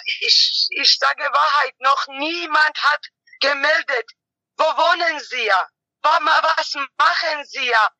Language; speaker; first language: German; non-native, learner; Georgian